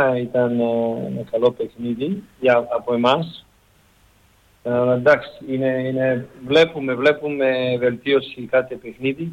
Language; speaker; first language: Greek; non-native, learner; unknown